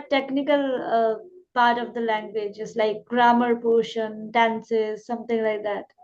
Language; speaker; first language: English; non-native, local second language; Hindi